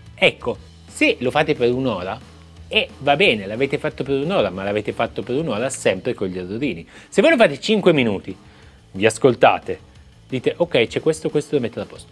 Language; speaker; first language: Italian; native; Italian